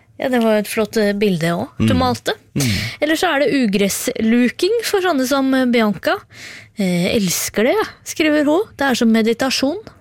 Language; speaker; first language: Norwegian; native; Norwegian